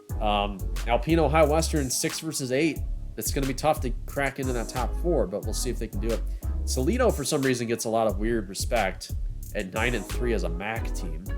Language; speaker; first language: English; native; English